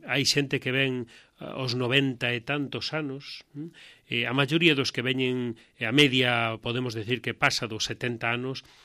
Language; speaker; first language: Galician; non-native, local second language; Spanish